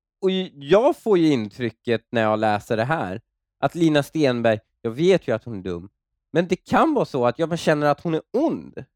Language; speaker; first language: Swedish; early bilingual, other home language; Persian